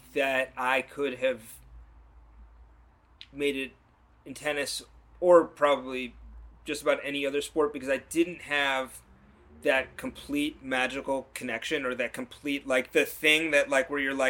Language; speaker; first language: English; native; English